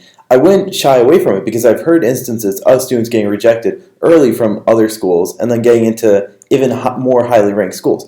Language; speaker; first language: English; native; English